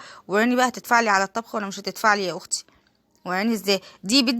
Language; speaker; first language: Arabic; native; Arabic